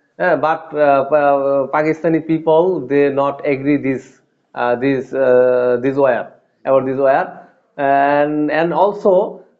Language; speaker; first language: English; non-native, learner; Bangla